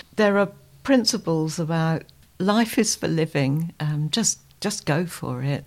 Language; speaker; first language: English; native; English